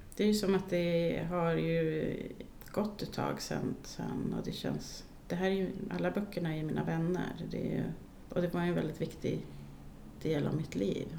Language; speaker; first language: Swedish; native; Swedish